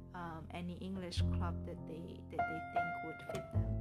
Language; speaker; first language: English; non-native, fluent; Indonesian